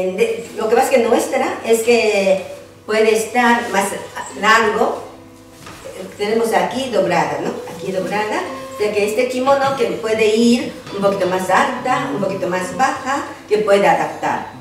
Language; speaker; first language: Spanish; non-native, learner; Japanese